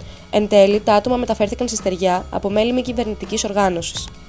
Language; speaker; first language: Greek; native; Greek